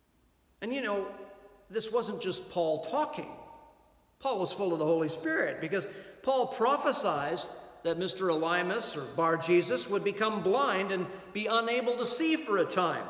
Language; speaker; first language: English; native; English